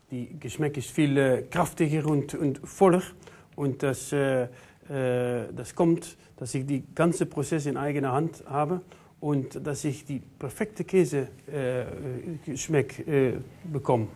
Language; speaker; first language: German; non-native, learner; Dutch